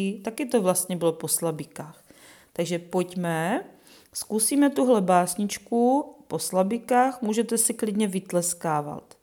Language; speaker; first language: Czech; native; Czech